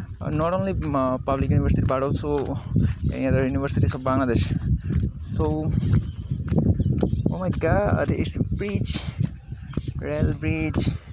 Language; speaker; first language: English; non-native, local second language; Bangla